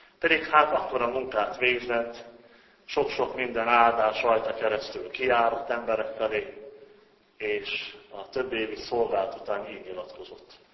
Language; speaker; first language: Hungarian; native; Hungarian